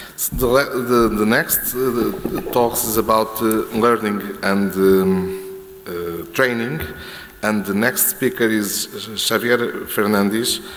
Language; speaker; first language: English; non-native, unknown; Portuguese